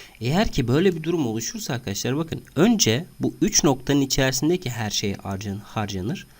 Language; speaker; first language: Turkish; native; Turkish